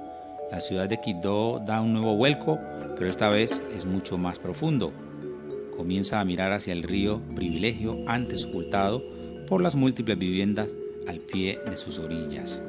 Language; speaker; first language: Spanish; native; Spanish